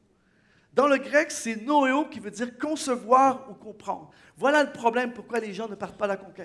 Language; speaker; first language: French; native; French